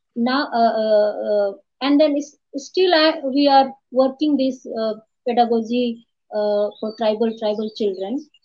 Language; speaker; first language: English; non-native, local second language; Hindi